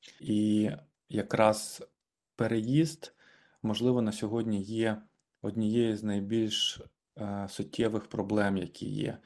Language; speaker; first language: Ukrainian; native; Ukrainian